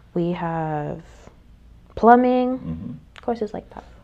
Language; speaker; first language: English; native; English